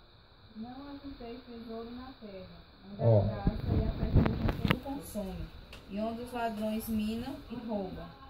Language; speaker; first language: Portuguese; native; Portuguese